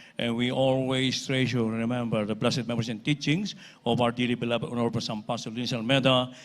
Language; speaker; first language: English; non-native, local second language; Filipino